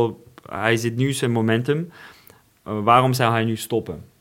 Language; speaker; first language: Dutch; non-native, fluent; Russian